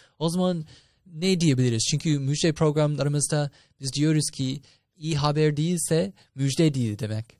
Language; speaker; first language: Turkish; non-native, fluent; English